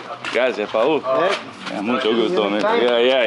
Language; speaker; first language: Spanish; non-native, learner; English